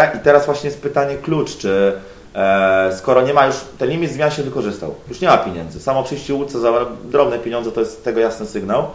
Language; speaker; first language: Polish; native; Polish